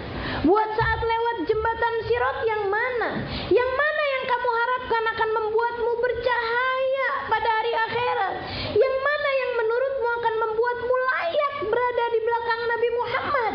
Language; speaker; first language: Indonesian; native; Indonesian